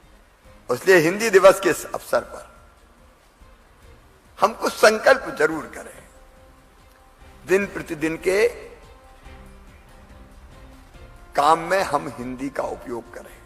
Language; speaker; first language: Hindi; native; Hindi